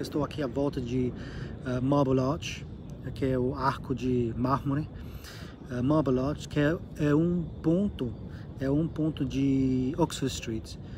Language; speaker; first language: Portuguese; non-native, learner; English